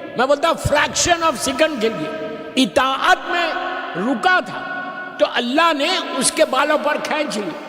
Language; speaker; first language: Urdu; native; Urdu